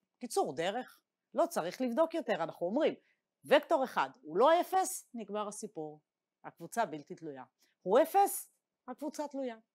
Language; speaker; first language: Hebrew; native; Hebrew